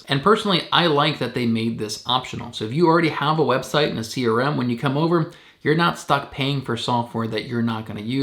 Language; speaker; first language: English; native; English